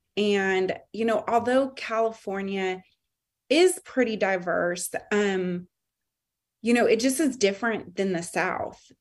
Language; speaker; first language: English; native; English